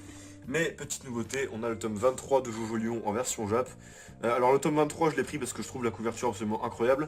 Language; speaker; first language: French; native; French